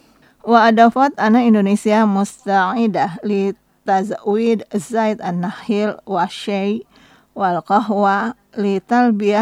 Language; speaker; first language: Arabic; non-native, fluent; Indonesian